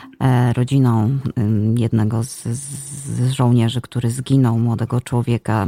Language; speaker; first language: Polish; native; Polish